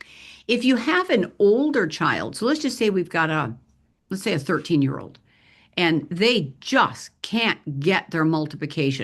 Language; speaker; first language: English; native; English